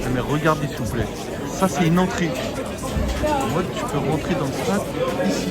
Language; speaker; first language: French; native; French